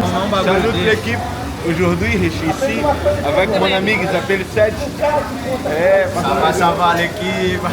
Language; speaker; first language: French; non-native, learner; Portuguese